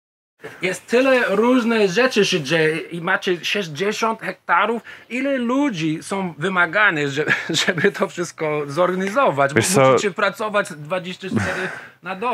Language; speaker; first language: Polish; non-native, learner; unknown